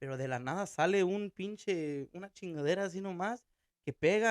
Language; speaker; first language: Spanish; early bilingual, heritage; Spanish